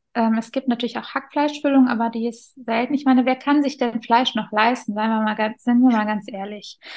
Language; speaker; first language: German; early bilingual, other home language; Turkish